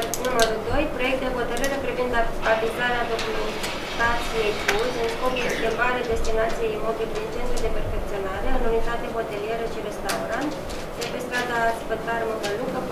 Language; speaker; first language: Romanian; native; Romanian